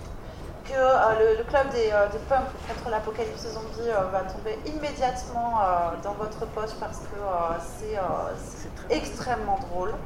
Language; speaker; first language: French; native; French